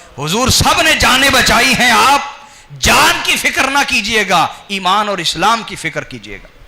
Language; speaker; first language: Urdu; non-native, local second language; Punjabi